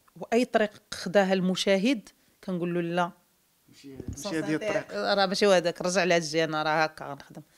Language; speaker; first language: Arabic; native; Arabic